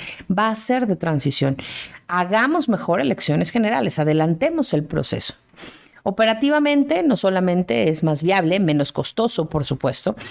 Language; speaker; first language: Spanish; native; Spanish